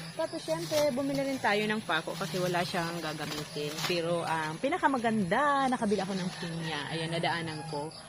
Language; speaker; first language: Filipino; non-native, local second language; Bikol